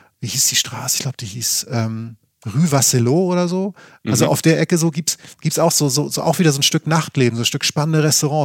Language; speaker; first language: German; native; German